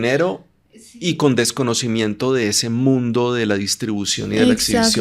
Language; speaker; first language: Spanish; native; Spanish